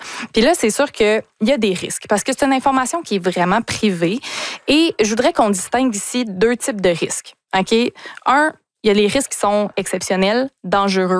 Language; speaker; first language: French; native; French